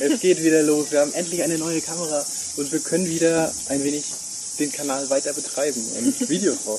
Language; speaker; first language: German; native; German